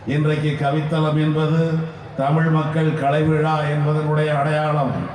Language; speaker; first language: Tamil; native; Tamil